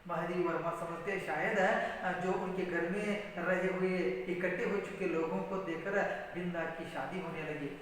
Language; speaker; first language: Hindi; non-native, local second language; Kannada